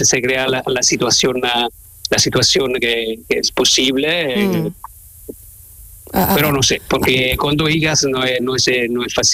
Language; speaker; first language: Spanish; non-native, learner; Italian